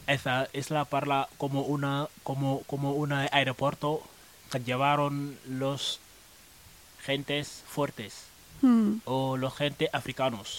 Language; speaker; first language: Spanish; non-native, learner; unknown